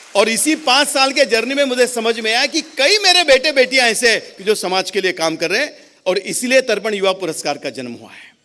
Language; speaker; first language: Hindi; non-native, local second language; Marathi